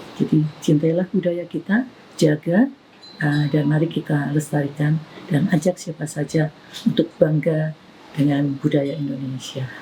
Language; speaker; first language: Indonesian; non-native, local second language; Javanese